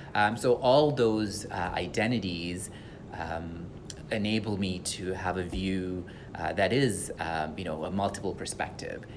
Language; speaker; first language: English; non-native, local second language; Tamil